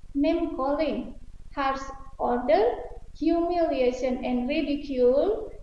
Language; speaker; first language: English; non-native, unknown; Indonesian